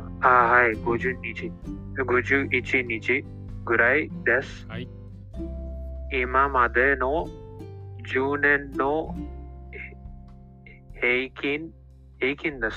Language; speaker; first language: Japanese; non-native, learner; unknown